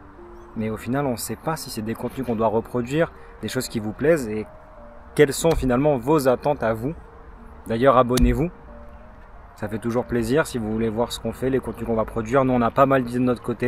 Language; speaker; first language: French; native; French